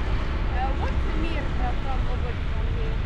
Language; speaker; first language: English; non-native, learner; Arabic